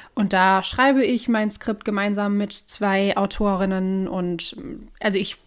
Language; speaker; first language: German; native; German